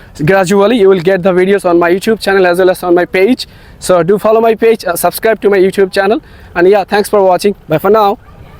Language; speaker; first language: English; non-native, local second language; Bangla